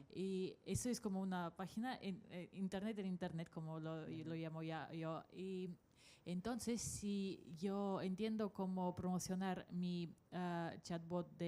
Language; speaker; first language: Spanish; non-native, fluent; Russian